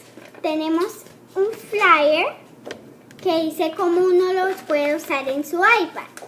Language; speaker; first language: Spanish; early bilingual, heritage; Spanish